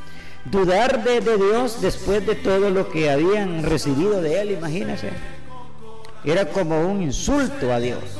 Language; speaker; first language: Spanish; native; Spanish